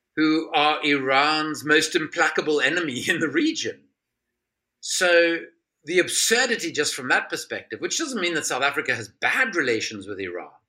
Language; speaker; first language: English; native; English